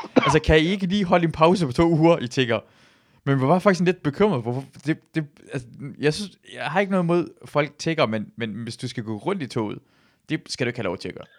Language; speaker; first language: Danish; early bilingual, other home language; Persian